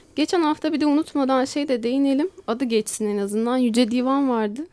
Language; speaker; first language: Turkish; native; Turkish